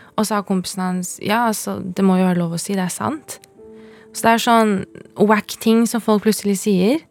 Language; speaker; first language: Norwegian; early bilingual, other home language; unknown